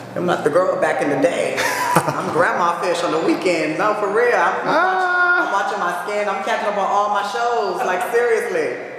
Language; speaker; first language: English; native; English